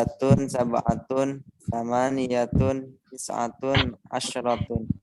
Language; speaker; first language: Arabic; non-native, learner; Indonesian